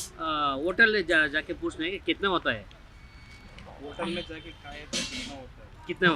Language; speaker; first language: Hindi; non-native, local second language; Kannada